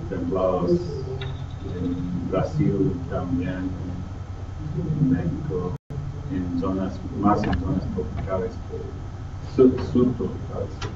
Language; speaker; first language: Spanish; non-native, learner; English